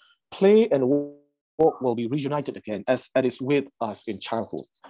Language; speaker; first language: English; non-native, fluent; Burmese